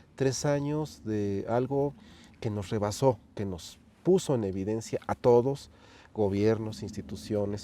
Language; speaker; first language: Spanish; native; Spanish